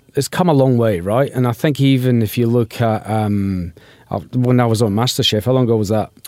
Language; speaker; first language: English; native; English